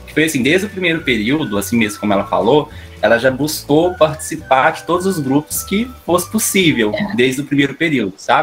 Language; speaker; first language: Portuguese; native; Portuguese